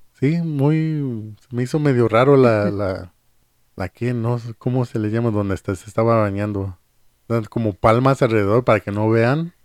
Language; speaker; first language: Spanish; early bilingual, heritage; Spanish